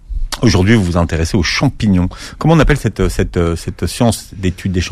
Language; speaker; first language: French; native; French